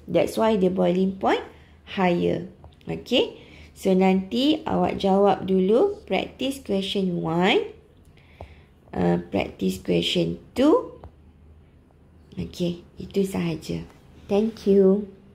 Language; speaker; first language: English; non-native, local second language; Malay